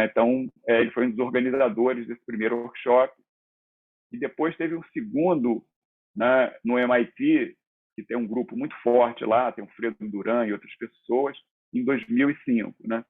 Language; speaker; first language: Portuguese; native; Portuguese